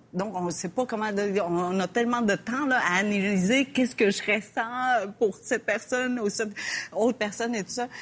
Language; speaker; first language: French; early bilingual, other home language; Vietnamese